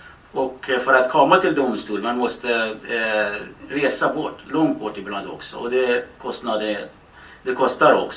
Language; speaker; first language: Swedish; non-native, fluent; Baluchi